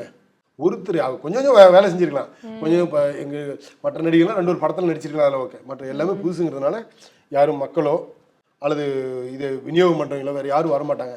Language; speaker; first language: Tamil; native; Tamil